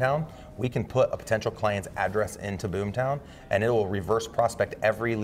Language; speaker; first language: English; native; English